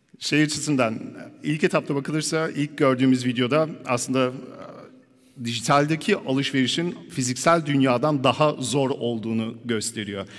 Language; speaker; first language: Turkish; early bilingual, heritage; Turkish